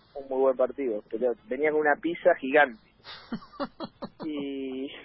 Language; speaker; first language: Spanish; native; Spanish